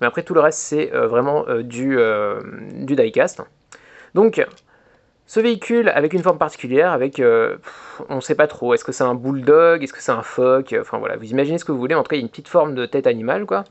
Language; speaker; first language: French; native; French